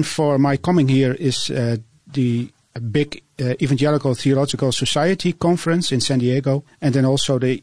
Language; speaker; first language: English; non-native, fluent; Dutch